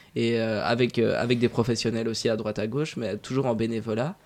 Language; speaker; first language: French; native; French